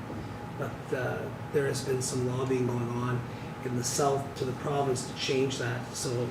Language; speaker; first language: English; native; English